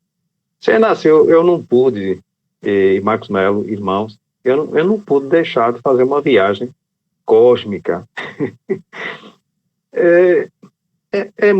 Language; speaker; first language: Portuguese; native; Portuguese